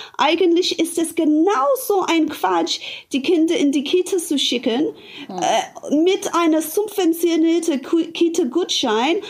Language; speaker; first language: German; non-native, fluent; English